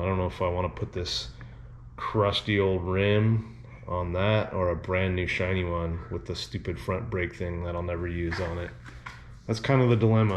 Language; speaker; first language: English; native; English